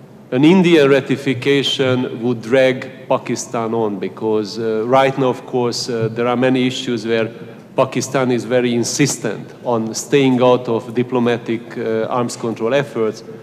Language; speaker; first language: English; non-native, fluent; Hungarian